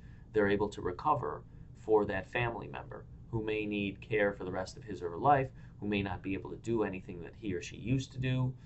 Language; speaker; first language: English; native; English